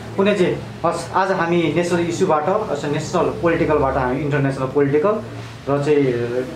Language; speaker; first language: Nepali; native; Nepali